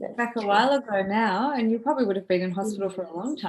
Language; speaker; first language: English; native; English